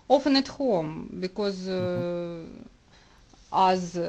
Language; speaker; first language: English; non-native, learner; Russian